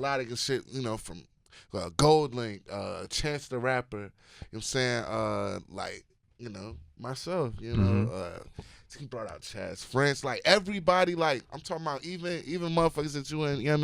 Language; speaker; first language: English; native; English